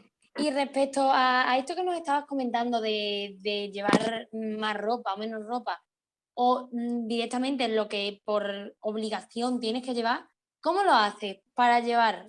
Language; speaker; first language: Spanish; native; Spanish